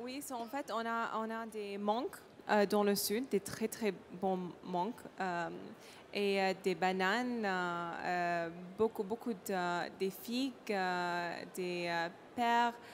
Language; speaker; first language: French; non-native, learner; Arabic